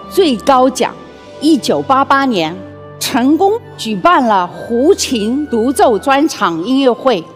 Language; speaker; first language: Chinese; native; Chinese